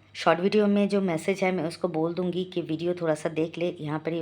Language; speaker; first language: Hindi; non-native, local second language; Bangla